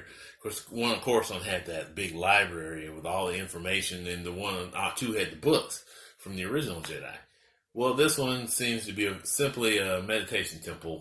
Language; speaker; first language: English; native; English